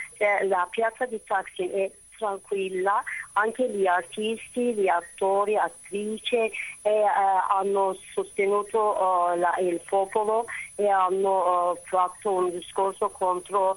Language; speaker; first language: Italian; non-native, fluent; Turkish